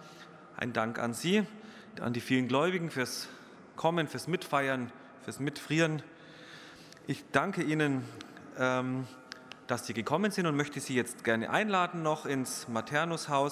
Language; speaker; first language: German; native; German